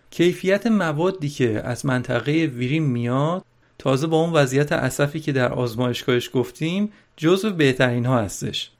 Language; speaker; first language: Persian; native; Persian